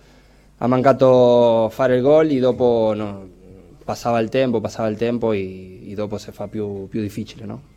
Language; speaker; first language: Italian; non-native, fluent; Spanish